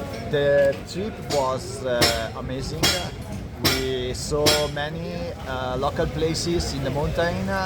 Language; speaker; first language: English; non-native, learner; Italian